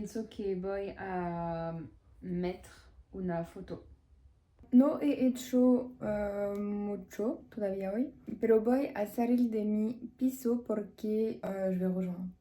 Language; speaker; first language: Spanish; non-native, learner; French